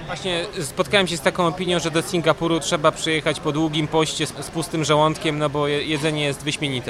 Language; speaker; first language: Polish; native; Polish